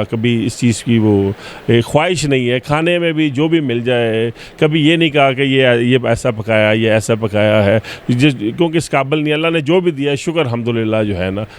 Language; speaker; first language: Urdu; non-native, local second language; Pashto